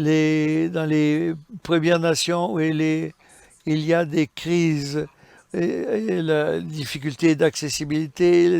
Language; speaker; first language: French; non-native, fluent; English